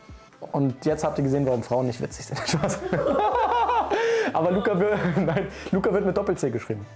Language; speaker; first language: German; native; German